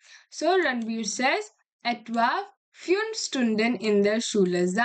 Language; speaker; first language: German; non-native, learner; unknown